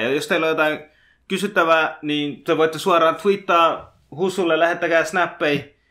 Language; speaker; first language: Finnish; early bilingual, other home language; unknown